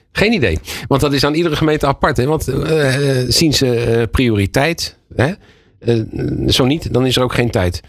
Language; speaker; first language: Dutch; native; Dutch